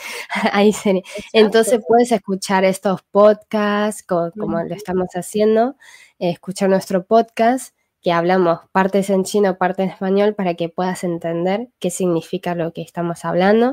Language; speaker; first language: Spanish; non-native, fluent; Chinese